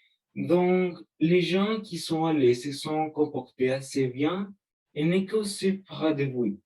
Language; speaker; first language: French; non-native, learner; Spanish